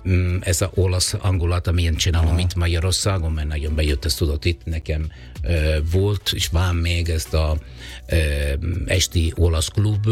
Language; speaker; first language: Hungarian; non-native, learner; Italian